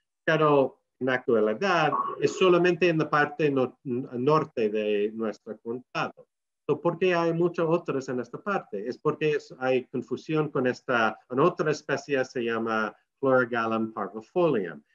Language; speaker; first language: Spanish; non-native, learner; English